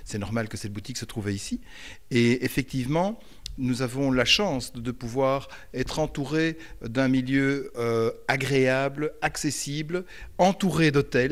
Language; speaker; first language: French; native; French